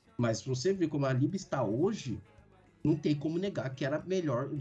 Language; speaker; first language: Portuguese; non-native, fluent; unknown